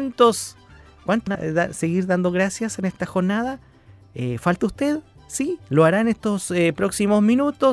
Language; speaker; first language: Spanish; native; Spanish